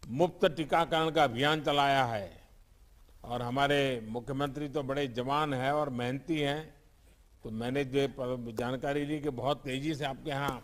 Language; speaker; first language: Hindi; non-native, local second language; Gujarati